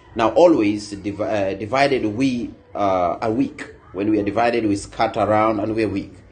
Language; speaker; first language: English; non-native, local second language; Luo (Kenya and Tanzania)